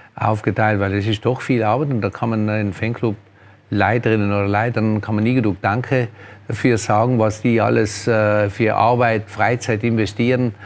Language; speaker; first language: German; native; German